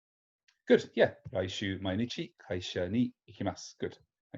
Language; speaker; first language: Japanese; non-native, fluent; English